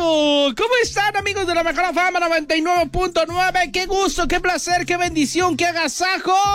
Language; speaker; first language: Spanish; native; Spanish